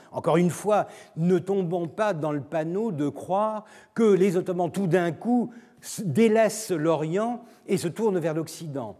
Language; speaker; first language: French; non-native, fluent; Turkish